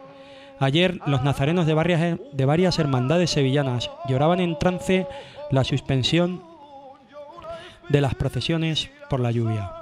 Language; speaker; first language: Spanish; native; Spanish